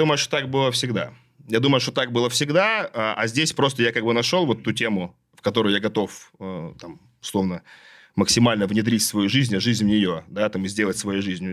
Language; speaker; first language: Russian; native; Russian